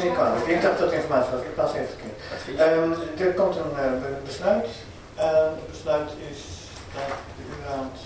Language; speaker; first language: Dutch; native; Dutch